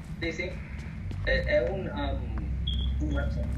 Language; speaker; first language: Spanish; non-native, learner; English